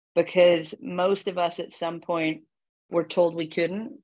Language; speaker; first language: English; native; English